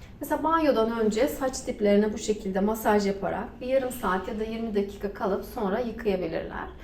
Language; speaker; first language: Turkish; native; Turkish